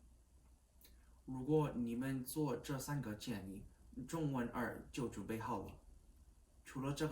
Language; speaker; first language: Chinese; non-native, learner; Korean